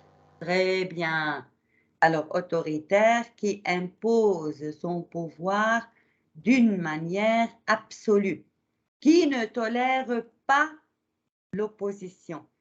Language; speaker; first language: French; non-native, fluent; Arabic